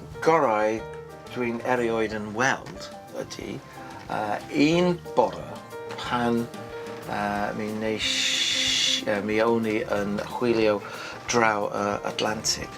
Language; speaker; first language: Welsh; non-native, learner; English